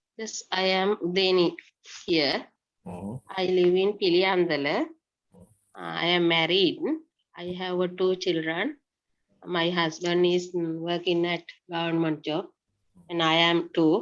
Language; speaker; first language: English; non-native, learner; Sinhala